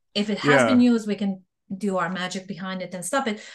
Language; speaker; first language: English; non-native, fluent; Bosnian